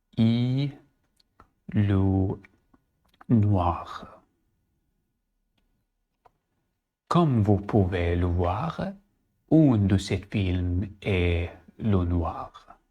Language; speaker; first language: French; non-native, learner; Arabic